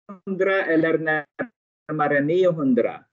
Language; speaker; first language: Swedish; non-native, fluent; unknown